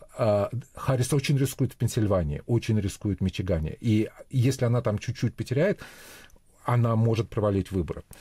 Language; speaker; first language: Russian; native; Russian